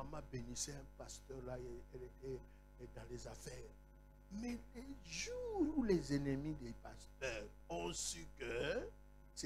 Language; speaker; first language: French; non-native, local second language; Lingala